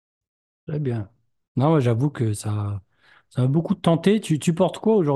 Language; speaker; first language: French; native; French